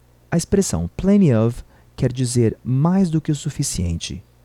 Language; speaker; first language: Portuguese; native; Portuguese